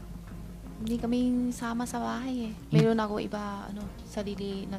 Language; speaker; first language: Filipino; non-native, learner; Chinese